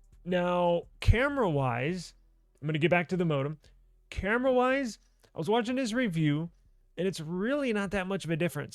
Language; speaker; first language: English; native; English